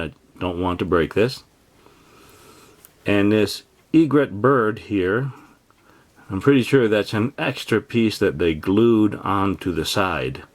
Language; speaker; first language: English; native; English